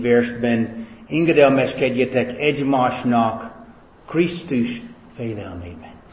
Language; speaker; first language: Hungarian; non-native, fluent; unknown